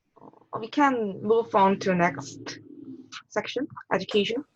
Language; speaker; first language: English; non-native, learner; Korean